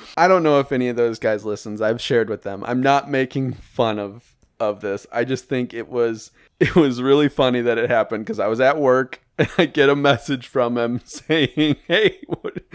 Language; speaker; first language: English; native; English